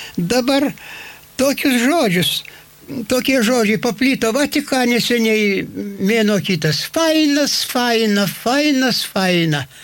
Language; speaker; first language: Lithuanian; native; Lithuanian